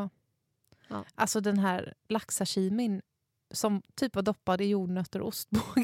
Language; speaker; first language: Swedish; native; Swedish